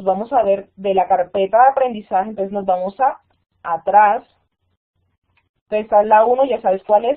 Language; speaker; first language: Spanish; native; Spanish